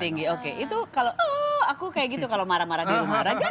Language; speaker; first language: Indonesian; native; Indonesian